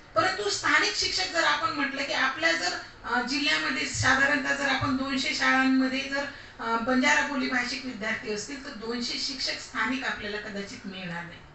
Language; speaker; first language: Marathi; non-native, local second language; Lambadi